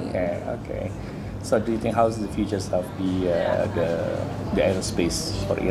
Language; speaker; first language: English; non-native, learner; Indonesian